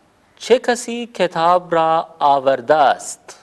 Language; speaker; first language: Persian; non-native, fluent; Urdu